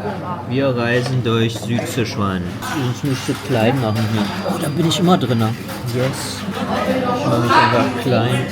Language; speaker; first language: German; early bilingual, other home language; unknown